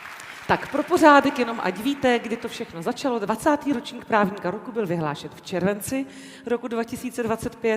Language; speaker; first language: Czech; native; Czech